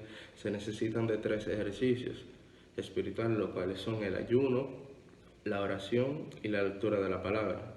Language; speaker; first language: Spanish; native; Spanish